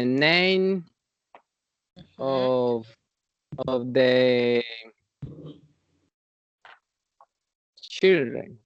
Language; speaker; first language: English; non-native, learner; Spanish